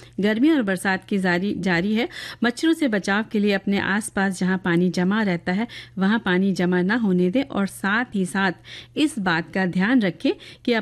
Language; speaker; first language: Hindi; native; Hindi